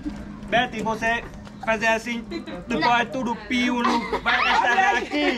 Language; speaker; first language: Portuguese; non-native, learner; Vietnamese